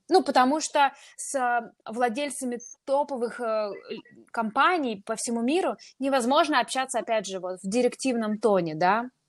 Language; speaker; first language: Russian; native; Russian